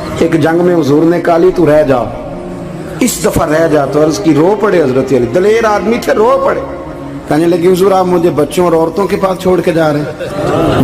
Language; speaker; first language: Urdu; non-native, local second language; Punjabi